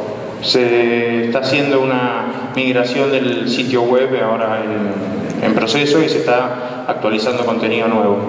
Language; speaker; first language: Spanish; native; Spanish